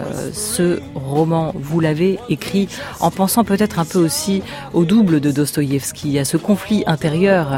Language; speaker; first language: French; native; French